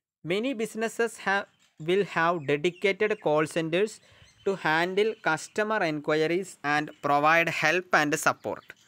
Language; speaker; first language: English; non-native, local second language; Malayalam